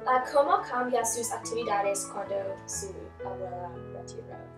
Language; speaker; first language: Spanish; non-native, learner; English